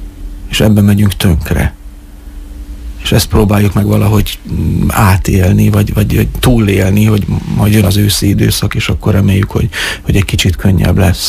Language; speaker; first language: Hungarian; native; Hungarian